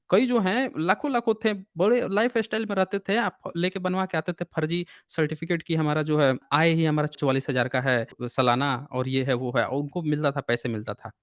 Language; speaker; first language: Hindi; native; Hindi